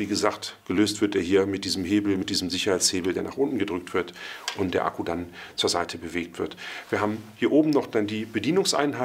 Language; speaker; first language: German; native; German